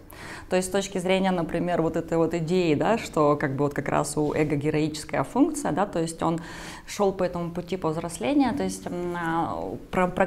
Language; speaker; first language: Russian; native; Russian